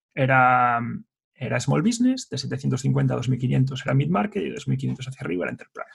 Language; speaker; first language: Spanish; native; Spanish